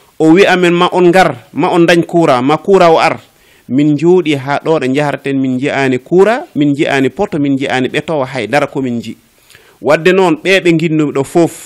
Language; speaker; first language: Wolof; non-native, local second language; Fula